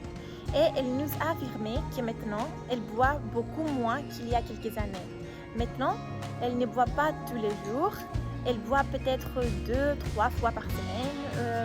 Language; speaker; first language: French; non-native, learner; Greek